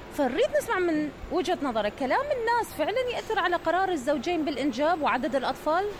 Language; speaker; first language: Arabic; native; Arabic